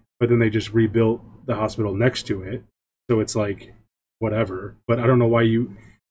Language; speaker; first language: English; native; English